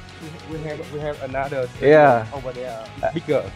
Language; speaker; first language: English; non-native, learner; Vietnamese